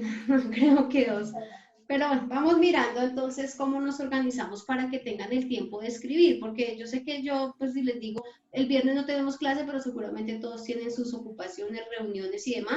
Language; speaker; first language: Spanish; native; Spanish